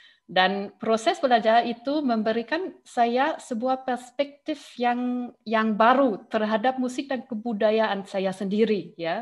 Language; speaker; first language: Indonesian; non-native, fluent; German